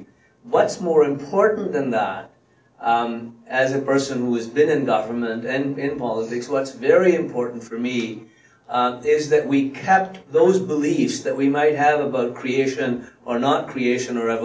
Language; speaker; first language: English; non-native, local second language; Punjabi